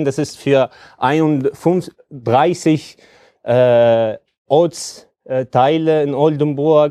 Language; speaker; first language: German; non-native, fluent; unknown